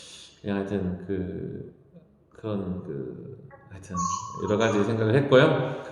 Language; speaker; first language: Korean; native; Korean